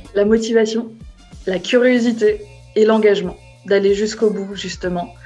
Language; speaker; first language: French; native; French